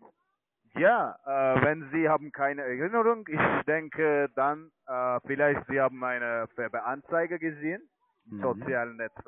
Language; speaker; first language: German; non-native, learner; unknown